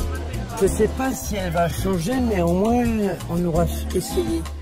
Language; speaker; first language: French; native; French